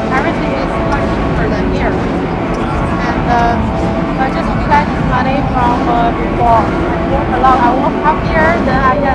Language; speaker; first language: English; non-native, learner; Chinese